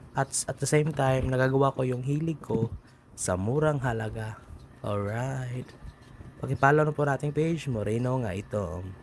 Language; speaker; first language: Filipino; non-native, local second language; Cebuano